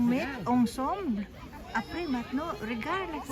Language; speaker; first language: French; non-native, learner; Cebuano